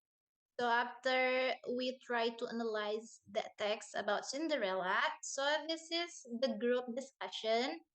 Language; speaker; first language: English; non-native, learner; Indonesian